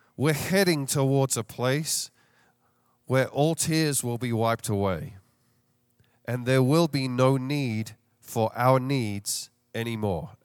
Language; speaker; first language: English; native; English